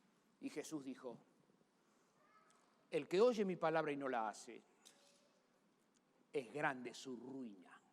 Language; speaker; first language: Spanish; native; Spanish